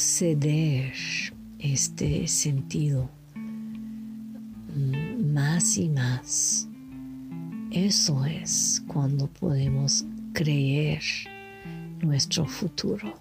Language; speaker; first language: Spanish; non-native, learner; French